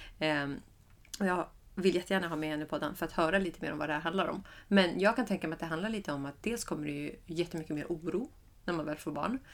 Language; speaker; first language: Swedish; early bilingual, other home language; Persian